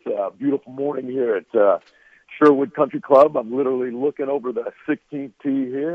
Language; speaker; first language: English; native; English